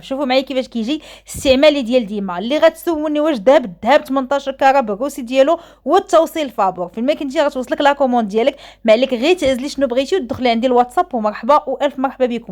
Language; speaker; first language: Arabic; native; Arabic